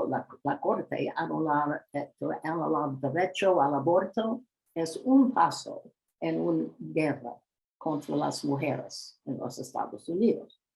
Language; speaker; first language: Spanish; non-native, learner; English